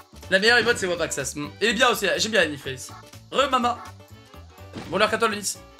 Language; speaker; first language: French; native; French